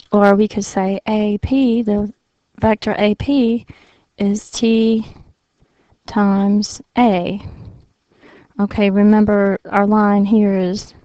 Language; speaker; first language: English; native; English